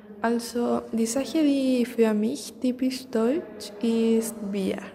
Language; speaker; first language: German; non-native, learner; Spanish